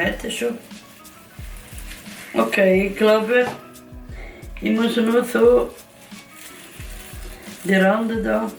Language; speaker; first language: German; non-native, learner; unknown